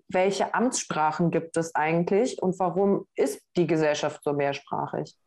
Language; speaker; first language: German; native; German